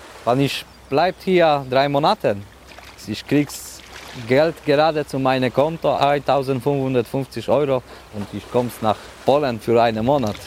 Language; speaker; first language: German; non-native, learner; Polish